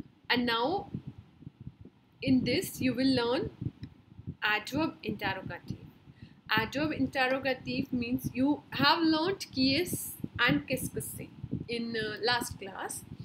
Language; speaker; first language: English; non-native, local second language; Hindi